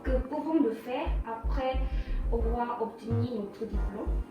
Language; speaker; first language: French; non-native, learner; Korean